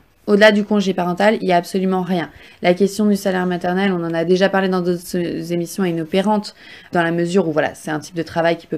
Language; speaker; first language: French; native; French